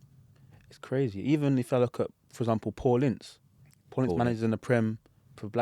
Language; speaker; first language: English; native; English